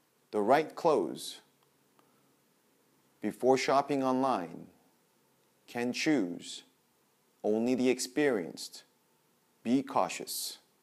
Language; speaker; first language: English; non-native, fluent; Korean